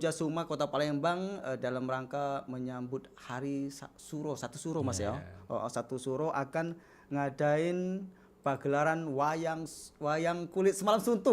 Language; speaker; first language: Indonesian; native; Indonesian